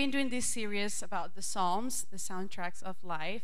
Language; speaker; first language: English; non-native, fluent; Spanish